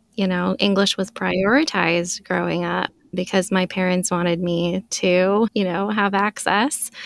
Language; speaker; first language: English; early bilingual, other home language; Filipino